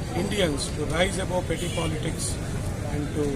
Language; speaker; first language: English; non-native, local second language; Telugu